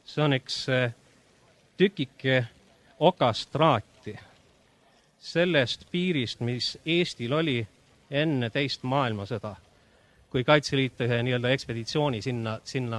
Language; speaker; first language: Estonian; early bilingual, heritage; Estonian